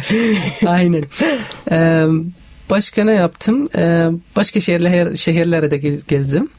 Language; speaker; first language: Turkish; non-native, learner; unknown